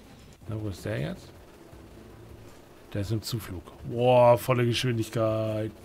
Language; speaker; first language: German; native; German